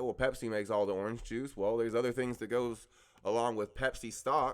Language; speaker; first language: English; native; English